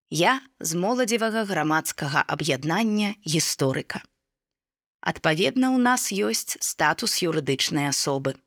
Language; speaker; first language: Belarusian; non-native, local second language; Russian